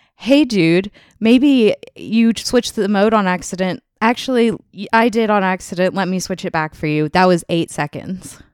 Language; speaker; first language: English; native; English